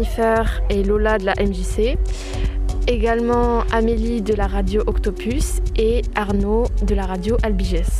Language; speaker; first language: French; native; French